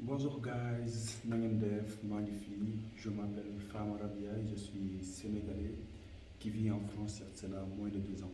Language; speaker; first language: French; non-native, local second language; Wolof